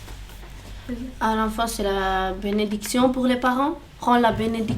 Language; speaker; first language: French; early bilingual, other home language; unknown